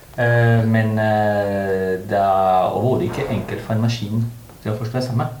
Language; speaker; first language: Norwegian; non-native, fluent; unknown